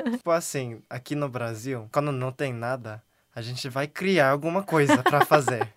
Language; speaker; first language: Portuguese; non-native, learner; Korean